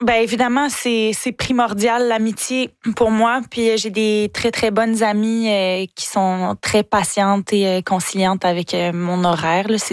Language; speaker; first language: French; native; French